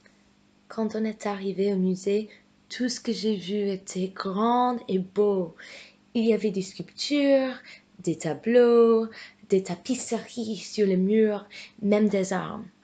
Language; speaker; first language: French; non-native, fluent; English